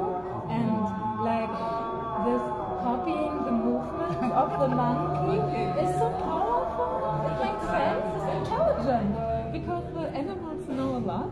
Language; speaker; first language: English; non-native, fluent; German